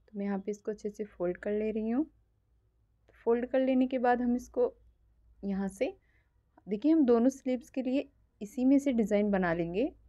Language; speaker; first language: Hindi; native; Hindi